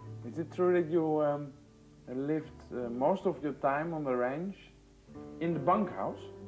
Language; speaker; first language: English; non-native, fluent; Dutch